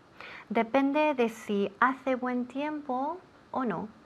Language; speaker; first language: Spanish; non-native, fluent; English